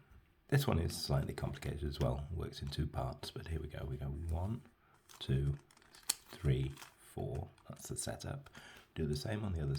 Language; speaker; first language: English; native; English